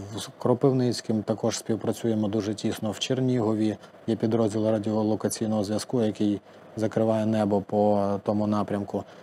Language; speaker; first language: Ukrainian; native; Ukrainian